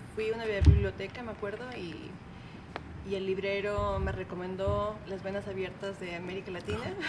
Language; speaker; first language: Spanish; native; Spanish